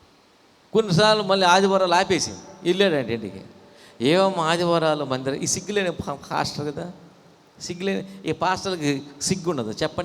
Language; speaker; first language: Telugu; native; Telugu